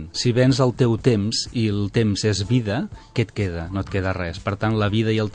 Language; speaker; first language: Catalan; native; Catalan